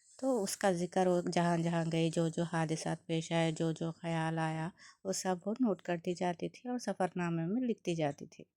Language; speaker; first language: Urdu; native; Urdu